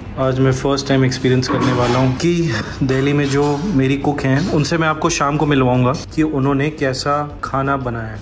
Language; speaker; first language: Hindi; native; Hindi